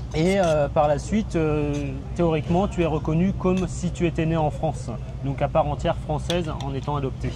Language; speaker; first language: French; early bilingual, other home language; Thai